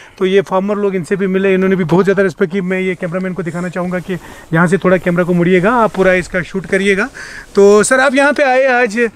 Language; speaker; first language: Hindi; non-native, local second language; Kashmiri